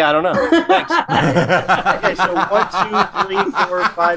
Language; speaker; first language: English; native; English